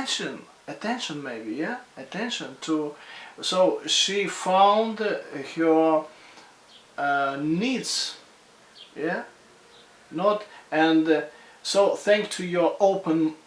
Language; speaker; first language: English; non-native, fluent; Russian